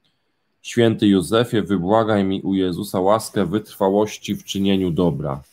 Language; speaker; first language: Polish; native; Polish